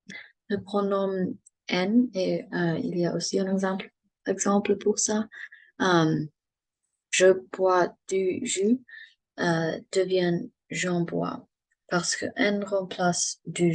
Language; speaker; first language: French; non-native, learner; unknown